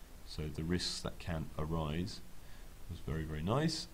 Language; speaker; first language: English; native; English